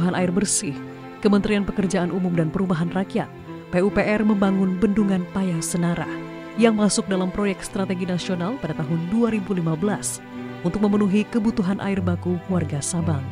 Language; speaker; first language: Indonesian; native; Indonesian